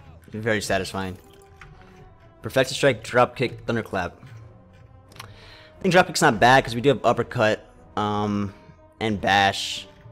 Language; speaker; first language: English; early bilingual, other home language; Spanish